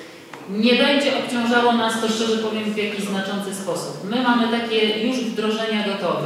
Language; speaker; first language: Polish; native; Polish